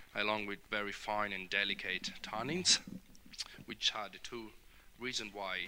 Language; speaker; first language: English; non-native, fluent; Italian